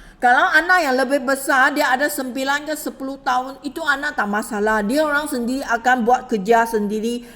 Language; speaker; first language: Malay; non-native, local second language; Chinese